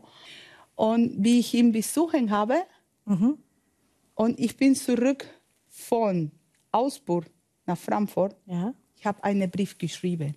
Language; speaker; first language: German; non-native, learner; Spanish